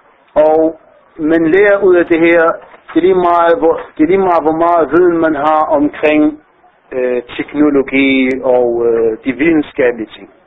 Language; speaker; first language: Danish; non-native, fluent; Arabic